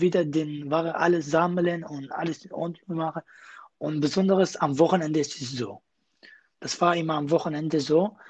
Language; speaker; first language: German; non-native, learner; Kurdish